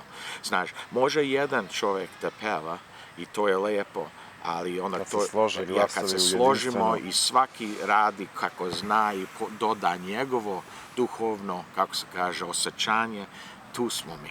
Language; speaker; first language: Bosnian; early bilingual, heritage; Serbian